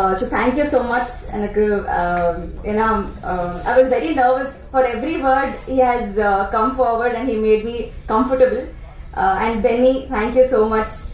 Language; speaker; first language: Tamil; non-native, learner; Telugu